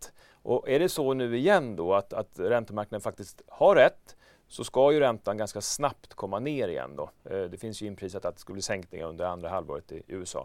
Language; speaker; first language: Swedish; native; Swedish